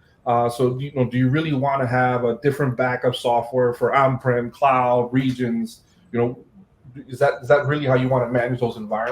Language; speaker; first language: English; native; English